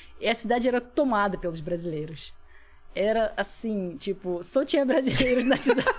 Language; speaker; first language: Portuguese; non-native, fluent; Russian